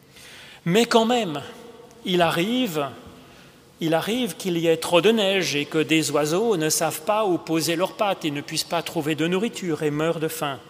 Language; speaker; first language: French; native; French